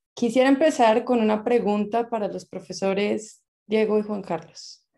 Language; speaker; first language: Spanish; native; Spanish